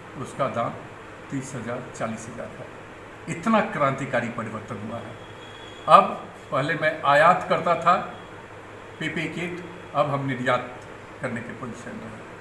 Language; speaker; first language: Hindi; native; Hindi